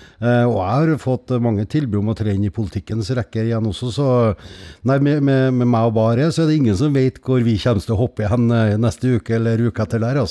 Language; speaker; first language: Norwegian; native; Norwegian